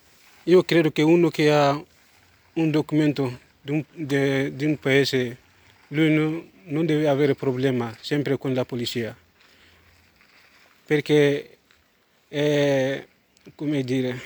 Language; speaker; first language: Italian; non-native, learner; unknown